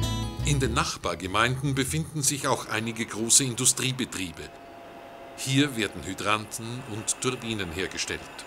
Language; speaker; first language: German; native; German